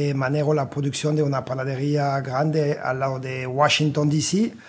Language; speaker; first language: Spanish; non-native, fluent; French